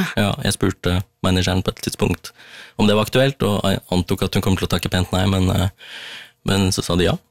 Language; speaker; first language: Norwegian; early bilingual, other home language; Tamil